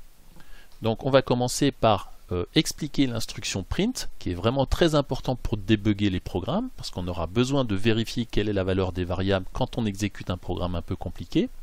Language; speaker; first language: French; native; French